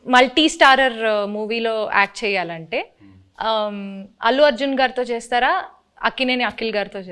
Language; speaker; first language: Telugu; native; Telugu